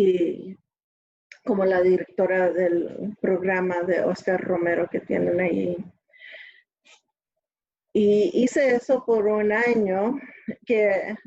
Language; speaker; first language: Spanish; early bilingual, other home language; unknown